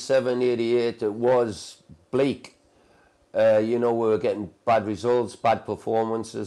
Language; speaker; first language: English; native; English